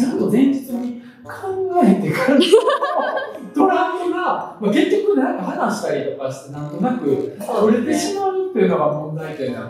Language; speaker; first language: Japanese; early bilingual, other home language; Russian